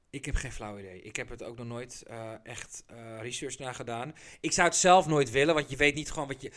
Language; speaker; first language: Dutch; early bilingual, other home language; Persian